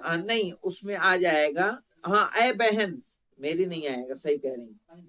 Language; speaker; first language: Urdu; native; Urdu